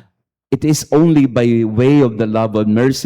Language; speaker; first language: English; non-native, local second language; Filipino